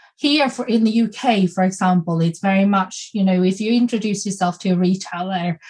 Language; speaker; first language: English; non-native, fluent; Swedish